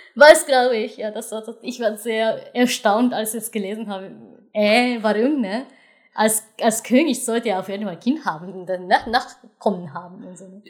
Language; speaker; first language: German; non-native, fluent; Japanese